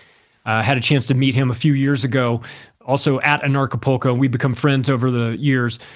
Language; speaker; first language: English; native; English